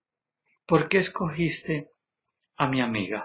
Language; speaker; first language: Spanish; native; Spanish